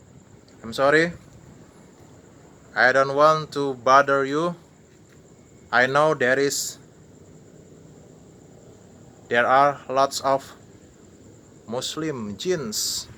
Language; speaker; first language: English; non-native, learner; Indonesian